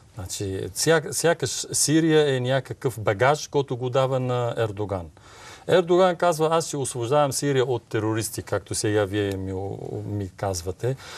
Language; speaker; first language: Bulgarian; non-native, fluent; Arabic